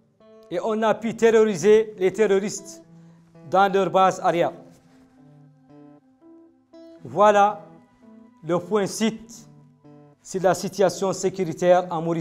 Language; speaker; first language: French; non-native, local second language; Arabic